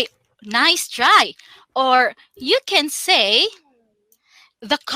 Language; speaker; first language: English; non-native, local second language; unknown